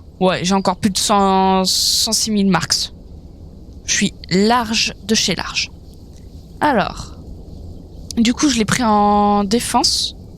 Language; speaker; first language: French; native; French